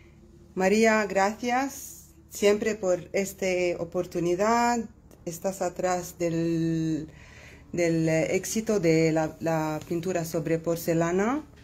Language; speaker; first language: Spanish; non-native, fluent; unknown